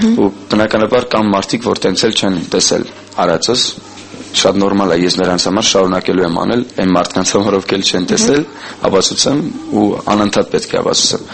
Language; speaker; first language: Armenian; early bilingual, heritage; Armenian